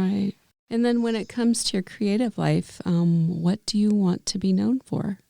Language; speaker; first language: English; native; English